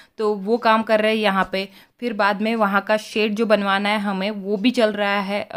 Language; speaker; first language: Hindi; native; Hindi